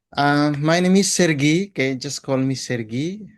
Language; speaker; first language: English; non-native, fluent; Indonesian